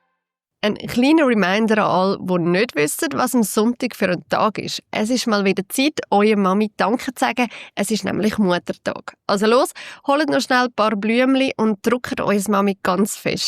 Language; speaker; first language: German; native; German